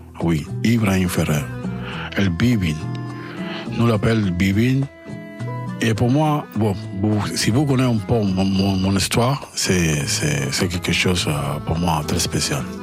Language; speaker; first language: French; non-native, learner; Spanish